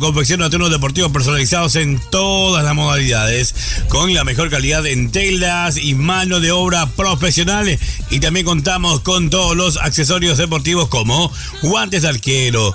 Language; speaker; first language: Spanish; native; Spanish